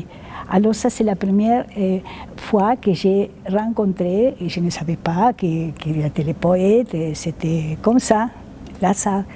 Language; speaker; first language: French; non-native, fluent; Spanish